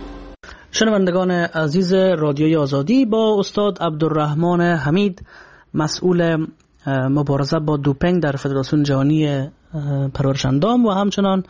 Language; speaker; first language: Persian; native; Persian